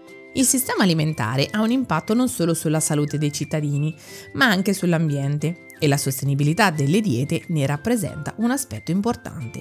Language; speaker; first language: Italian; native; Italian